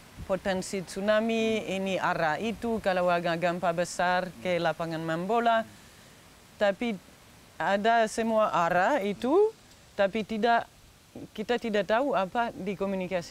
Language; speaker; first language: Indonesian; non-native, fluent; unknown